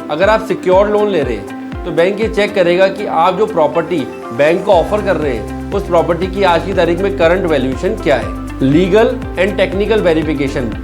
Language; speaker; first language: Hindi; native; Hindi